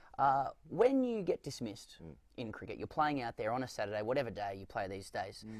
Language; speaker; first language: English; native; English